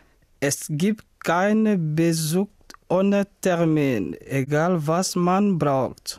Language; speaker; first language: German; non-native, learner; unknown